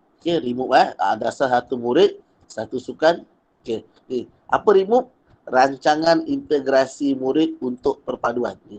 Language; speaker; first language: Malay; native; Malay